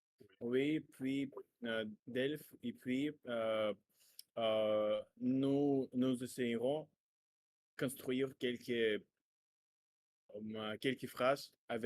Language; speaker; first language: French; non-native, learner; Russian